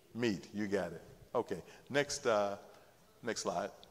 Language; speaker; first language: English; native; English